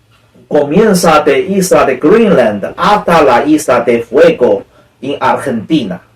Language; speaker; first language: Spanish; non-native, learner; Chinese